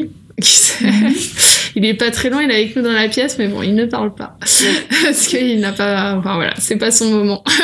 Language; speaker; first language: French; native; French